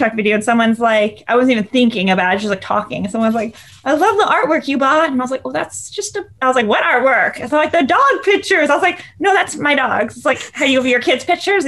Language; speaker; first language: English; native; English